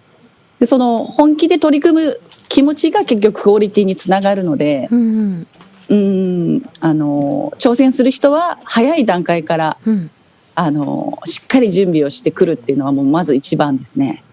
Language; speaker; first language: Japanese; native; Japanese